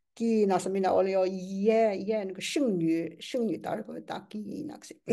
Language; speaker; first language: Finnish; non-native, learner; Chinese